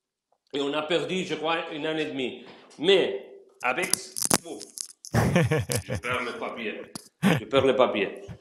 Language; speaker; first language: French; non-native, fluent; Spanish